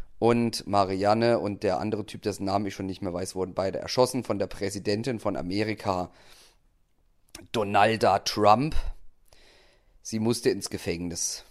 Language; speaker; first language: German; native; German